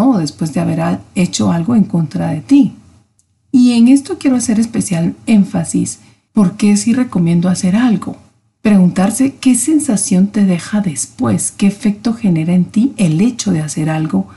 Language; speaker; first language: Spanish; native; Spanish